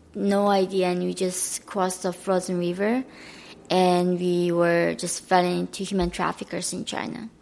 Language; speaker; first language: English; non-native, fluent; Korean